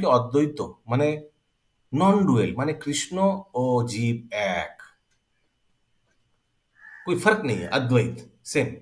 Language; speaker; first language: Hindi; non-native, local second language; Bangla